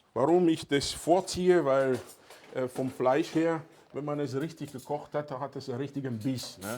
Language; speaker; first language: German; non-native, fluent; Ewe